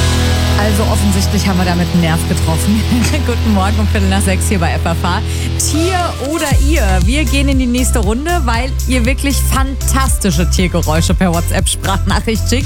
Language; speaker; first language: German; native; German